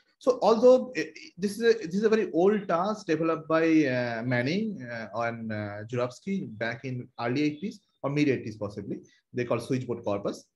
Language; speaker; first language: English; non-native, local second language; Bangla